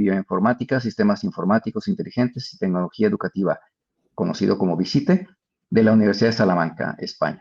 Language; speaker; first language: Spanish; native; Spanish